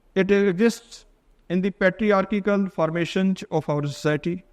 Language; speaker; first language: English; non-native, local second language; Punjabi